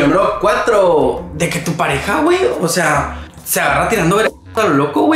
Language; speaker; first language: Spanish; native; Spanish